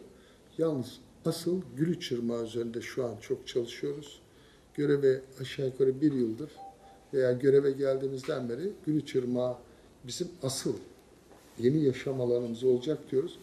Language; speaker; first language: Turkish; native; Turkish